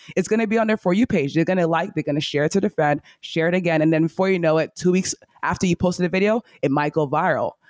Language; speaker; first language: English; native; English